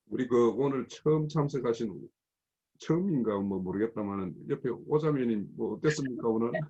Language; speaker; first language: Korean; native; Korean